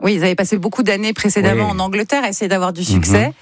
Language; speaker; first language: French; native; French